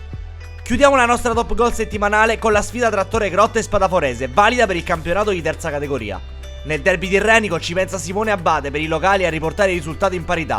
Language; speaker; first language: Italian; native; Italian